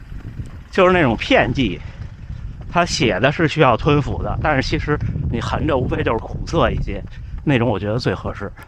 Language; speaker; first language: Chinese; native; Chinese